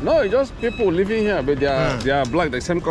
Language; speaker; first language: English; non-native, learner; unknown